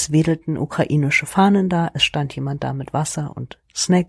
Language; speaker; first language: German; native; German